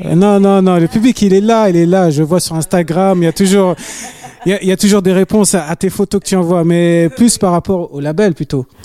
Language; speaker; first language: French; native; French